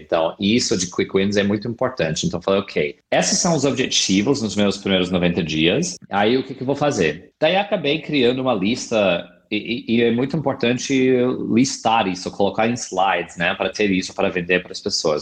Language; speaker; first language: Portuguese; non-native, fluent; English